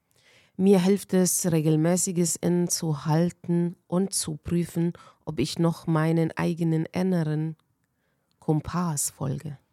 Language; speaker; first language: German; non-native, fluent; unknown